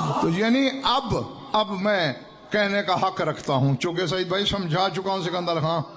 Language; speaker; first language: Urdu; non-native, local second language; Saraiki